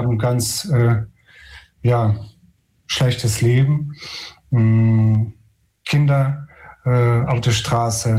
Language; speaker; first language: German; non-native, fluent; Ukrainian